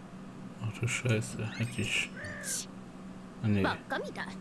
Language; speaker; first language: German; non-native, local second language; Luxembourgish